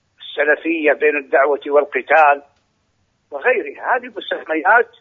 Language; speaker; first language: Arabic; native; Arabic